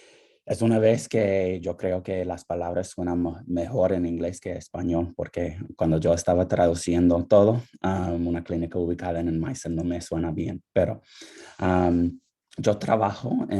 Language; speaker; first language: Spanish; non-native, fluent; English